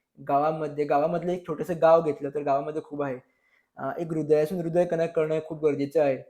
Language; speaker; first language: Marathi; non-native, local second language; Konkani